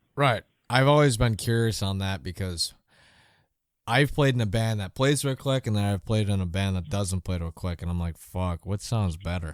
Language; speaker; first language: English; native; English